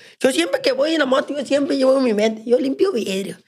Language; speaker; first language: Spanish; native; Spanish